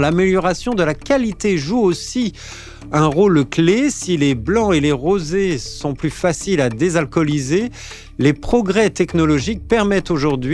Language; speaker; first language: French; native; French